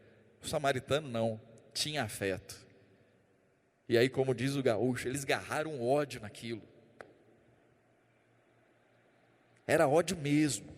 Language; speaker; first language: Portuguese; native; Portuguese